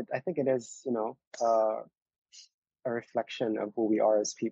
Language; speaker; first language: English; non-native, local second language; Filipino